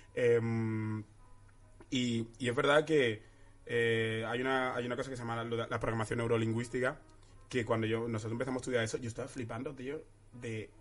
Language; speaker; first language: Spanish; early bilingual, other home language; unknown